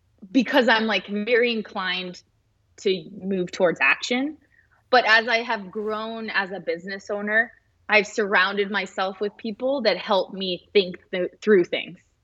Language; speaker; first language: English; early bilingual, other home language; Spanish